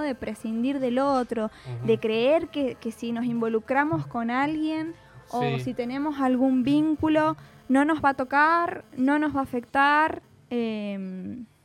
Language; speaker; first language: Spanish; native; Spanish